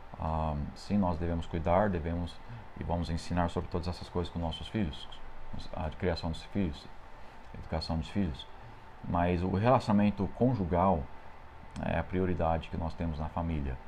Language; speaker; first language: Portuguese; non-native, fluent; English